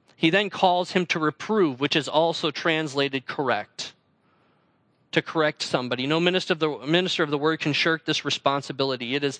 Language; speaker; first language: English; native; English